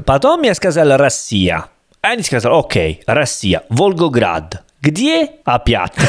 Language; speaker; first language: Russian; non-native, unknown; Italian